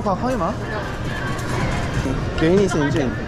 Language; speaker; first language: Chinese; non-native, learner; Korean